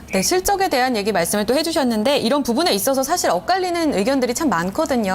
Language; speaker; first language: Korean; native; Korean